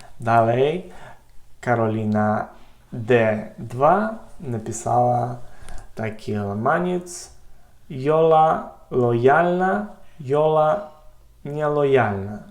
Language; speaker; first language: Polish; non-native, learner; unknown